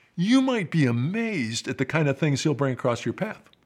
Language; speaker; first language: English; native; English